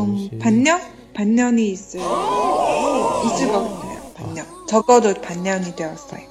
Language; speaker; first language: Korean; non-native, learner; Chinese